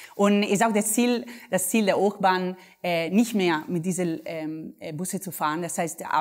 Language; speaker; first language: German; non-native, fluent; Italian